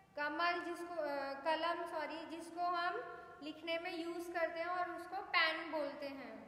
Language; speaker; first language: Hindi; native; Hindi